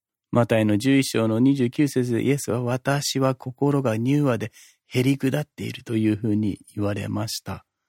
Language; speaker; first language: Japanese; non-native, fluent; English